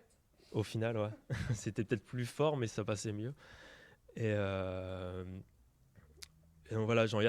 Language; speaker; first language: French; native; French